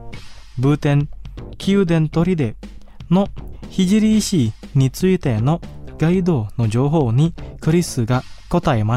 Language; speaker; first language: Japanese; non-native, fluent; Indonesian